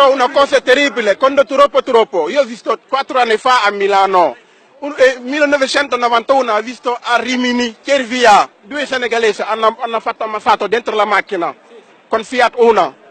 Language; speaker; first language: Italian; non-native, learner; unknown